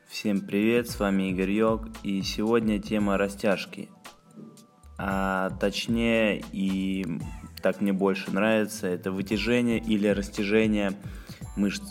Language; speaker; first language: Russian; native; Russian